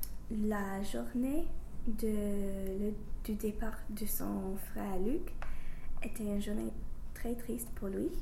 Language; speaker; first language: French; non-native, learner; English